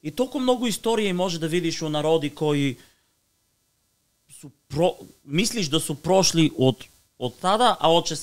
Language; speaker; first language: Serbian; non-native, learner; Bulgarian